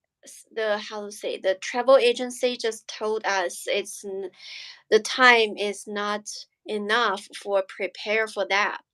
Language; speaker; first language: English; non-native, learner; Chinese